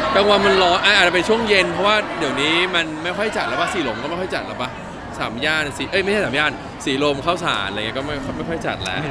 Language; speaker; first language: Thai; native; Thai